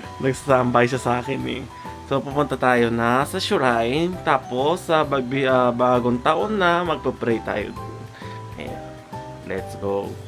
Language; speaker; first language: Filipino; early bilingual, heritage; Japanese